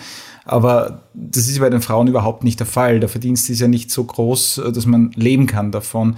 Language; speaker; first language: German; native; German